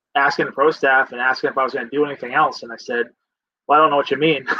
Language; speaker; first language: English; native; English